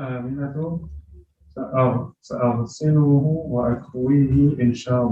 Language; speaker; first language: Arabic; non-native, learner; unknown